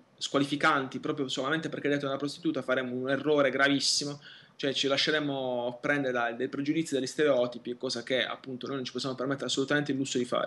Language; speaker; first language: Italian; native; Italian